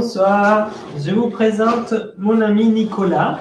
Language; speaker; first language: French; non-native, fluent; Spanish